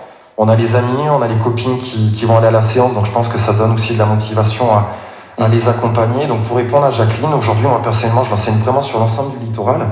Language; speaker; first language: French; native; French